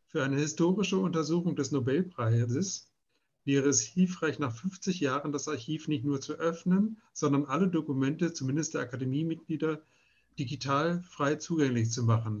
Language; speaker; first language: German; native; German